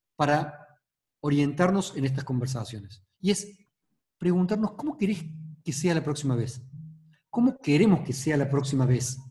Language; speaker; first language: Spanish; native; Spanish